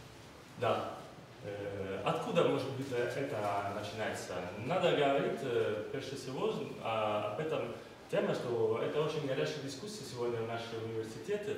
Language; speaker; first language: Russian; non-native, learner; Italian